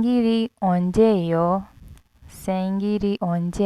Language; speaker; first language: Korean; non-native, fluent; Hindi